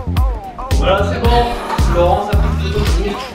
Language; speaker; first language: French; native; French